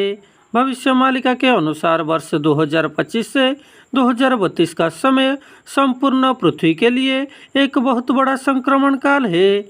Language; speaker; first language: Hindi; non-native, local second language; Odia